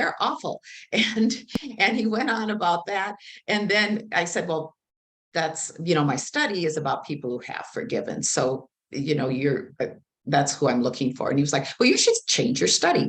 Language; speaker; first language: English; native; English